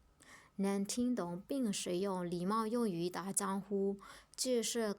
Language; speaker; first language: Chinese; non-native, fluent; Burmese